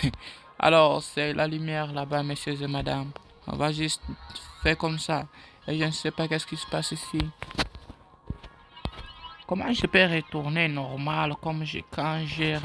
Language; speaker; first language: French; non-native, learner; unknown